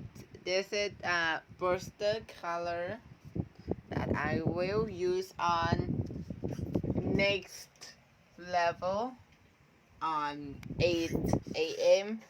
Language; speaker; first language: English; non-native, learner; Thai